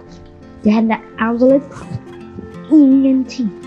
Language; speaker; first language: Swedish; non-native, fluent; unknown